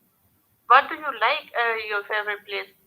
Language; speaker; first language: English; non-native, learner; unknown